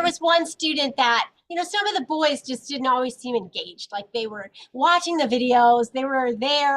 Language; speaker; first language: English; native; English